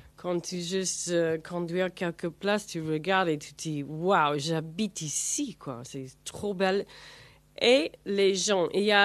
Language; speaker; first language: French; non-native, learner; English